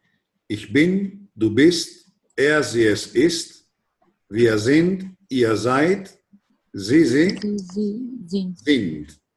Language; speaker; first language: German; non-native, fluent; Greek